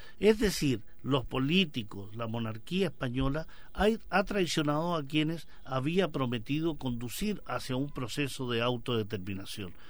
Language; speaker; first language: Spanish; native; Spanish